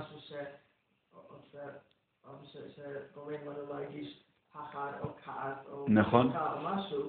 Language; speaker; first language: Hebrew; non-native, learner; English